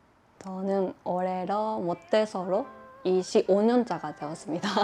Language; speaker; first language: Korean; non-native, learner; Japanese